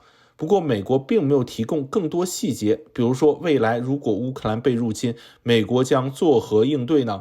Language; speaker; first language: Chinese; native; Chinese